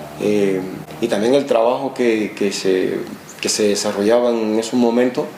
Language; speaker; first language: Spanish; native; Spanish